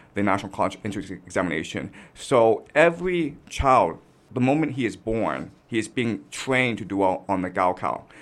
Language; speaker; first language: English; native; English